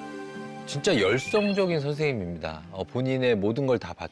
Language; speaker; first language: Korean; native; Korean